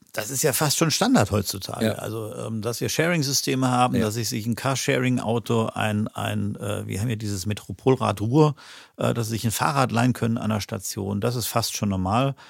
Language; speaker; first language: German; native; German